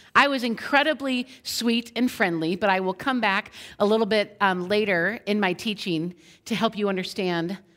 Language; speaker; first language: English; native; English